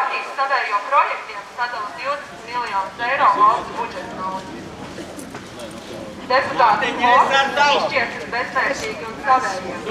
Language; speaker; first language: Latvian; native; Latvian